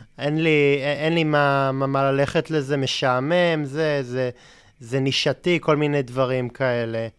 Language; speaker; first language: Hebrew; native; Hebrew